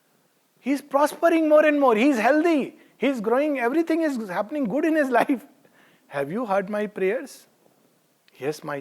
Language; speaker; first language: English; non-native, local second language; Hindi